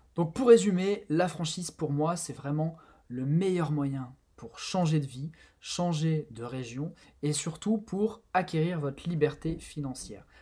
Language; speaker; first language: French; native; French